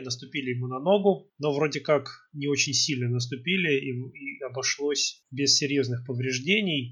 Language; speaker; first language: Russian; native; Russian